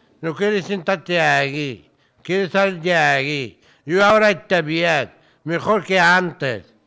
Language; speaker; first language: Spanish; non-native, learner; Arabic